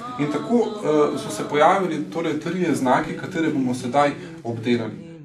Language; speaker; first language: Slovenian; early bilingual, other home language; Bosnian